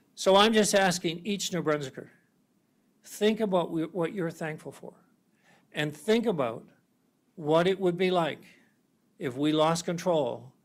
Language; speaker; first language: English; native; English